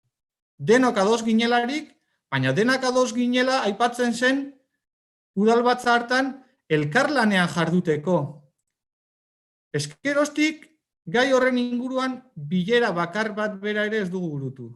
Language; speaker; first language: Basque; native; Basque